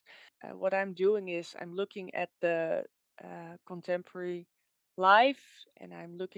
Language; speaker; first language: English; non-native, fluent; Dutch